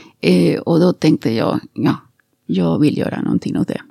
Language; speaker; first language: Swedish; non-native, fluent; Spanish